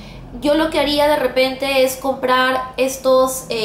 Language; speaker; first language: Spanish; native; Spanish